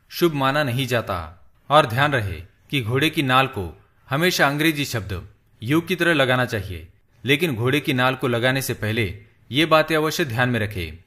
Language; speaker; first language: Hindi; native; Hindi